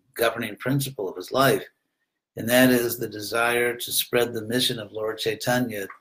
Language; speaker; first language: English; native; English